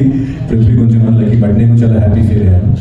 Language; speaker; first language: Telugu; non-native, fluent; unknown